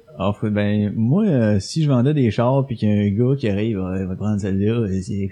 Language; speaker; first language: French; native; French